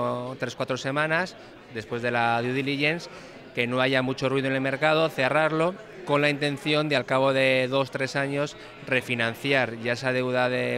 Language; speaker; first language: Spanish; native; Spanish